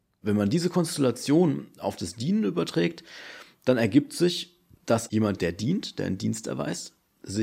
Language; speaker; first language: German; native; German